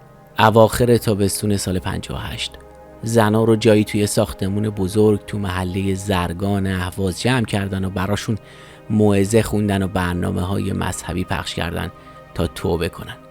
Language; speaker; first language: Persian; native; Persian